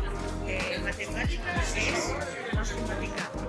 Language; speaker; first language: Spanish; non-native, fluent; Greek